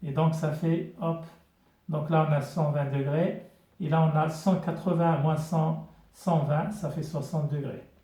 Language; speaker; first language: French; non-native, local second language; Arabic